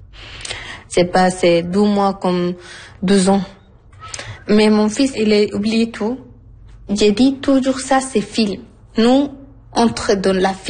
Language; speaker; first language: French; non-native, learner; Arabic